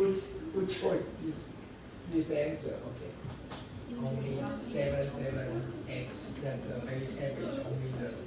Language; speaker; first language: English; non-native, learner; Chinese